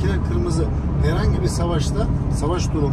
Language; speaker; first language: Turkish; native; Turkish